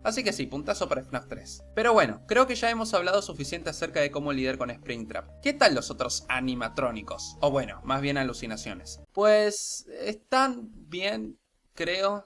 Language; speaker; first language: Spanish; native; Spanish